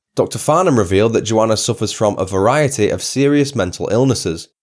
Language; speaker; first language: English; native; English